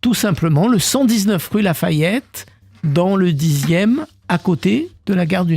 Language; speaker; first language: French; native; French